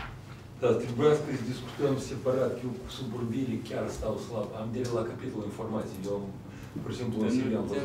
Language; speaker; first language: Romanian; non-native, local second language; Russian